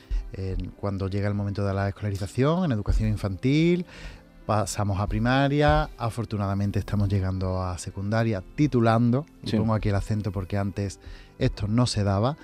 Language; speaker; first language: Spanish; native; Spanish